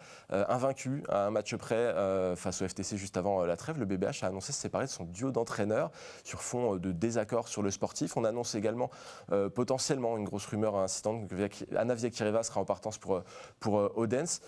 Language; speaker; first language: French; native; French